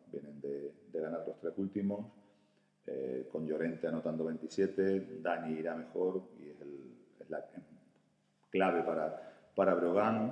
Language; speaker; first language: Spanish; native; Spanish